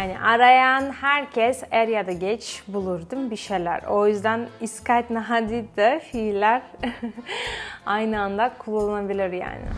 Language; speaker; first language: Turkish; non-native, fluent; Russian